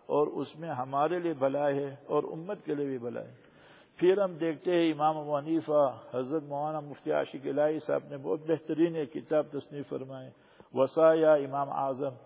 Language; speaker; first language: Urdu; non-native, local second language; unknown